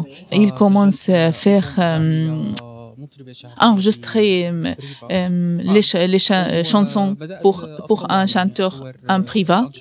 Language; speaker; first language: French; non-native, learner; Arabic